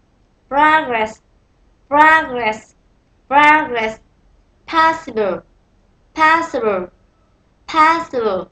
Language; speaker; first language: English; non-native, learner; Vietnamese